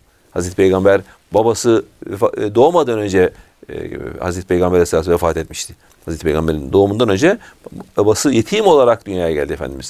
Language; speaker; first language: Turkish; native; Turkish